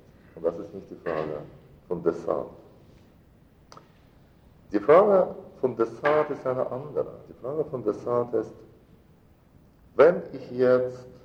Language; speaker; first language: German; non-native, fluent; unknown